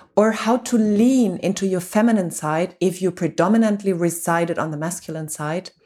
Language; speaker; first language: English; non-native, fluent; German